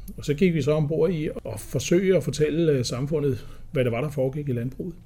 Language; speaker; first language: Danish; native; Danish